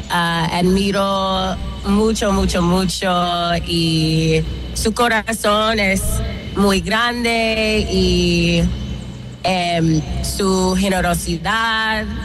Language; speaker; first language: Spanish; non-native, learner; English